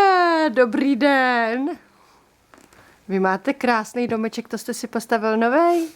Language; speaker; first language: Czech; native; Czech